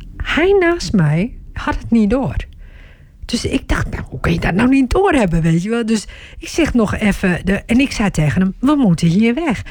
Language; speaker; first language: Dutch; early bilingual, other home language; Turkish